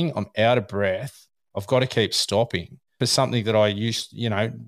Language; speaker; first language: English; native; English